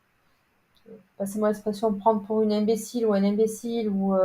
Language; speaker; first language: French; native; French